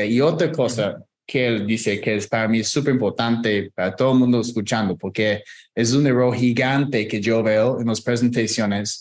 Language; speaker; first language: Spanish; non-native, fluent; English